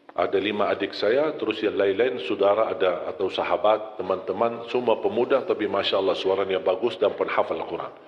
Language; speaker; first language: Malay; non-native, fluent; Arabic